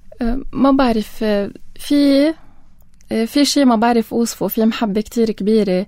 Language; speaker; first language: Arabic; native; Arabic